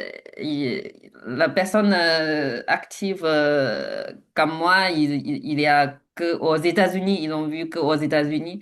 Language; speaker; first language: French; non-native, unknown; Chinese